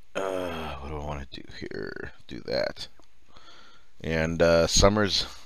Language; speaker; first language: English; early bilingual, other home language; Finnish